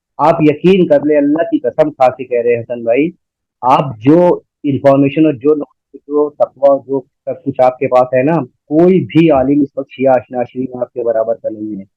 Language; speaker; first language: Urdu; native; Urdu